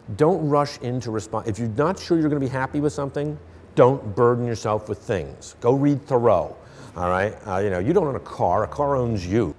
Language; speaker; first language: English; native; English